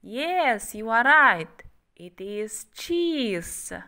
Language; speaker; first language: English; non-native, fluent; Kazakh